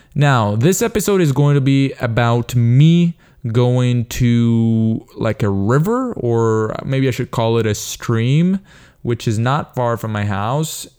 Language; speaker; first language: English; non-native, fluent; Italian